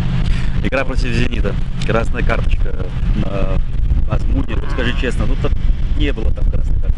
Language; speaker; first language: Russian; native; Russian